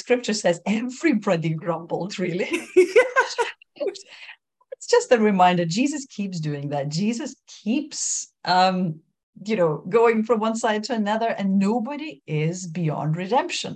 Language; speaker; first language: English; non-native, fluent; Lithuanian